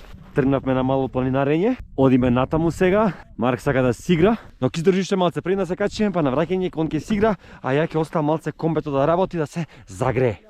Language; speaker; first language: Macedonian; native; Macedonian